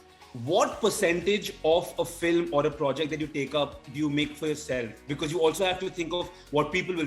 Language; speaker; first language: English; non-native, local second language; Hindi